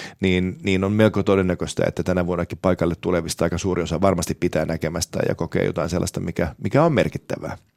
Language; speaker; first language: Finnish; native; Finnish